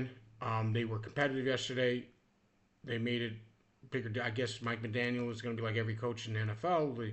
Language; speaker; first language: English; native; English